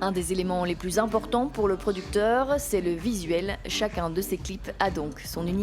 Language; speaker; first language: French; native; French